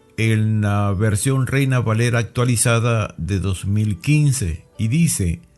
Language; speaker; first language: Spanish; native; Spanish